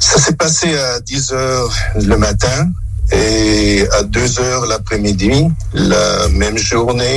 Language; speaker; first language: French; non-native, local second language; German